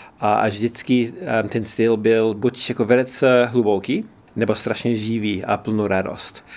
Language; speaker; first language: Czech; non-native, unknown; English